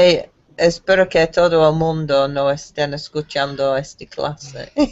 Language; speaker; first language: Spanish; non-native, learner; English